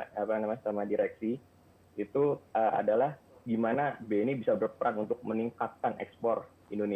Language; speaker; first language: Indonesian; native; Indonesian